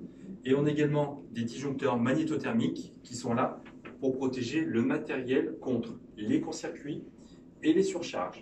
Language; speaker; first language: French; native; French